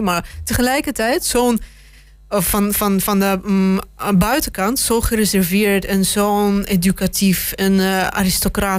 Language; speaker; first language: Dutch; non-native, fluent; Russian